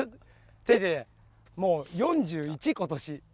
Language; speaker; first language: Japanese; native; Japanese